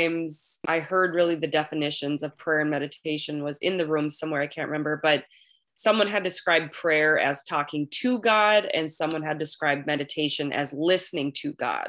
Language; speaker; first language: English; native; English